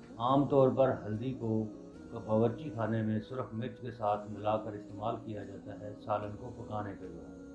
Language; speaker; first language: Urdu; non-native, local second language; Punjabi